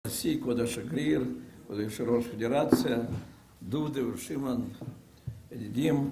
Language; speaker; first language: Hebrew; non-native, fluent; Russian